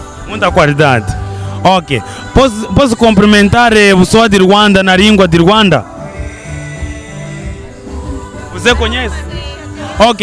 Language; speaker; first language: Portuguese; non-native, learner; Kinyarwanda